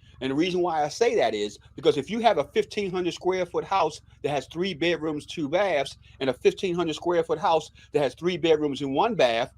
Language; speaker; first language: English; native; English